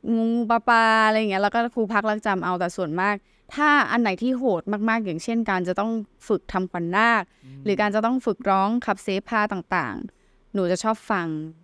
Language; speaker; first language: Thai; native; Thai